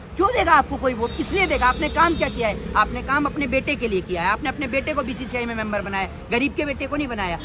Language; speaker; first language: Hindi; native; Hindi